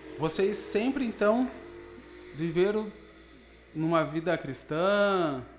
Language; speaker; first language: Portuguese; native; Portuguese